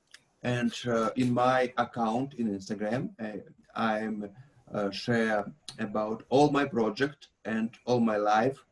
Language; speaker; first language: English; non-native, learner; Russian